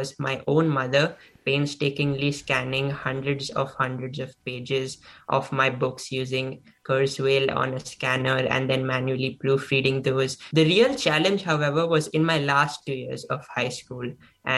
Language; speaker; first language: English; non-native, local second language; Hindi